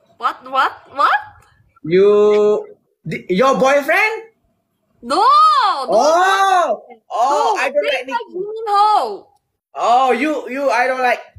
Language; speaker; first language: English; non-native, learner; Malay